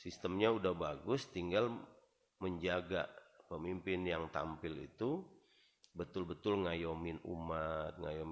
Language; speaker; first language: Indonesian; native; Indonesian